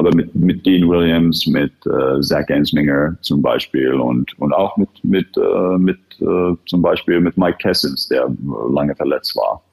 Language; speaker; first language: German; non-native, fluent; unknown